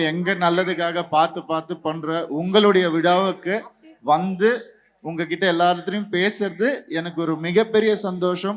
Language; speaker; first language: Tamil; native; Tamil